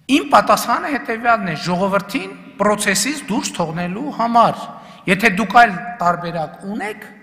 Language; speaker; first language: Armenian; native; Armenian